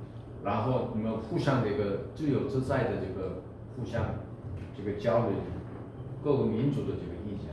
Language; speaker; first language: Chinese; non-native, fluent; Korean